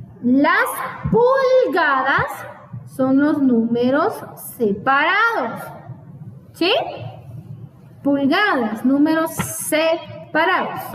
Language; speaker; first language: Spanish; native; Spanish